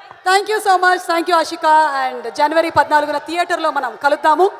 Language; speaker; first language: Telugu; native; Telugu